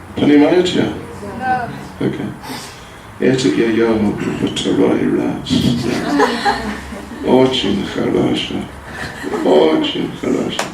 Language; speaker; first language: Russian; non-native, learner; English